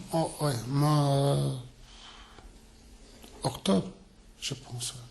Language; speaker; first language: French; non-native, learner; Turkish